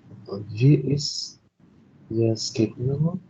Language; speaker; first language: German; non-native, learner; Indonesian